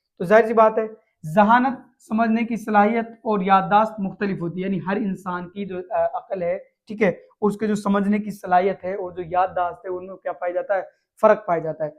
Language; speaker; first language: Hindi; native; Hindi